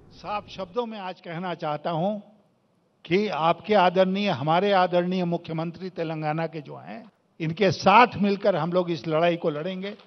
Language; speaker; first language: Hindi; native; Hindi